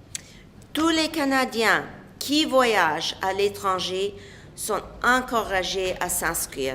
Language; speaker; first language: French; non-native, local second language; English